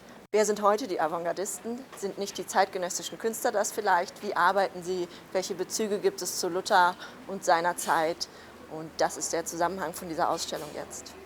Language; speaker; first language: German; native; German